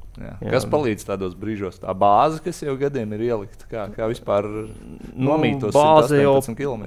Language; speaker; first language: Latvian; native; Latvian